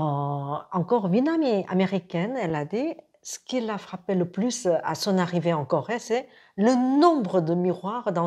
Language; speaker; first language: French; non-native, fluent; Korean